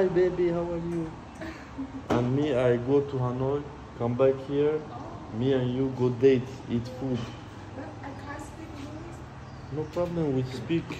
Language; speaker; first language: English; non-native, fluent; Persian